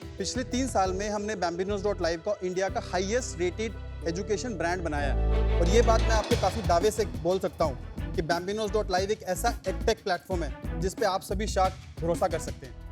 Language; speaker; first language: Hindi; native; Hindi